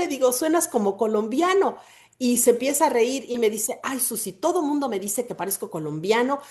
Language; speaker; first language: Spanish; native; Spanish